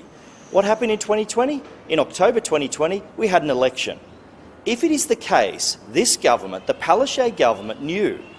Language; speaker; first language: English; native; English